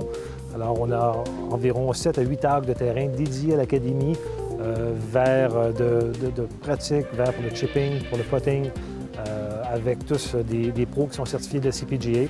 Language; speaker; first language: French; native; French